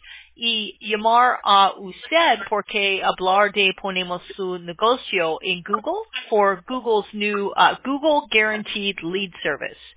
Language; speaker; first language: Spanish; non-native, learner; English